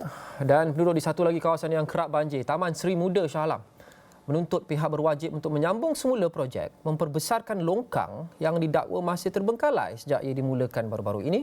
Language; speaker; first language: Malay; native; Malay